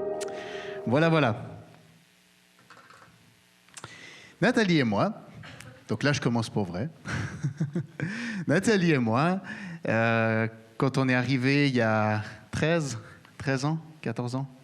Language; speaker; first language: French; native; French